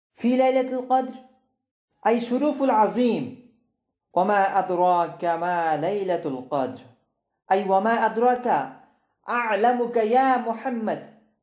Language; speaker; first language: Arabic; non-native, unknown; Bangla